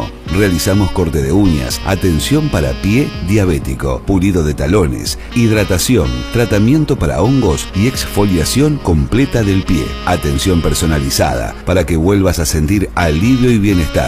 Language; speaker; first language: Spanish; native; Spanish